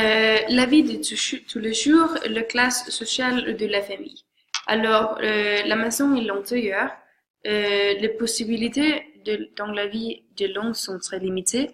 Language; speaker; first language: French; non-native, learner; Swedish